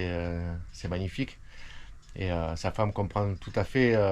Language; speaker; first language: French; native; French